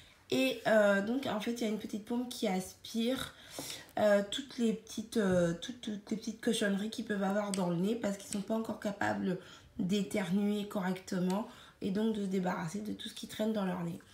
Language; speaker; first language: French; native; French